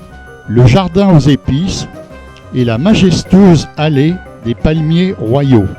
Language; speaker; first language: French; native; French